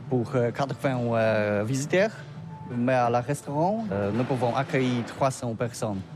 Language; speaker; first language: French; non-native, learner; Polish